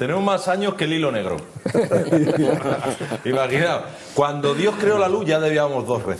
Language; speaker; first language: Spanish; native; Spanish